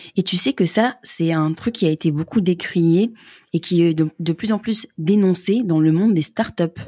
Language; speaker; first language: French; native; French